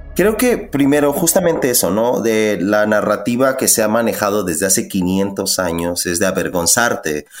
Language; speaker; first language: Spanish; native; Spanish